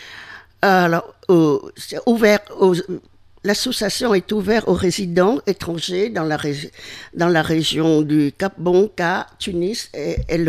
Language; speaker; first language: French; non-native, fluent; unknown